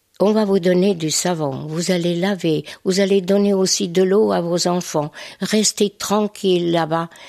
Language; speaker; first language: French; non-native, fluent; Hungarian